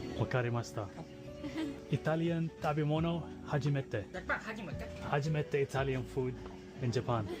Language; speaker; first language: Japanese; non-native, learner; English